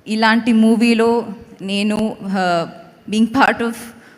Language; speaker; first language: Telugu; non-native, fluent; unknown